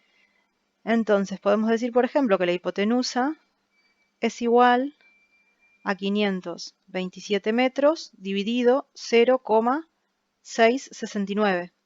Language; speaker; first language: Spanish; native; Spanish